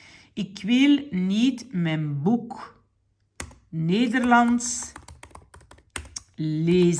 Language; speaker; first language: Dutch; non-native, local second language; French